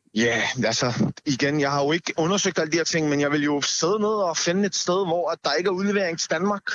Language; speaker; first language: Danish; native; Danish